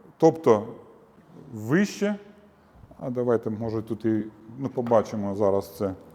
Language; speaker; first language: Ukrainian; non-native, local second language; Russian